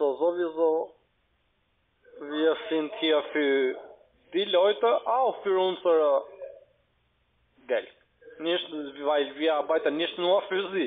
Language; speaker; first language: German; non-native, learner; Albanian